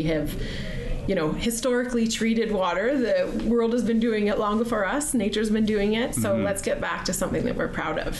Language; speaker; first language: English; native; English